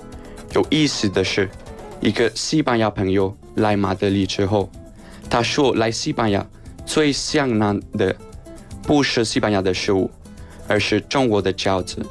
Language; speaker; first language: Chinese; non-native, fluent; Spanish